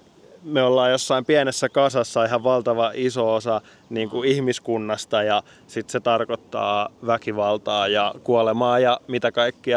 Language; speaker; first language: Finnish; native; Finnish